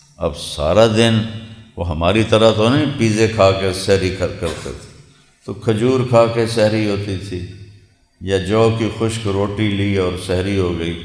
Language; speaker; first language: Urdu; non-native, local second language; Punjabi